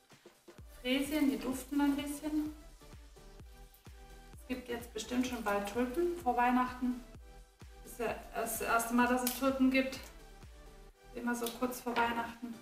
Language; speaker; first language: German; native; German